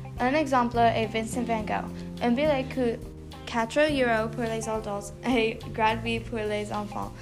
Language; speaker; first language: French; non-native, learner; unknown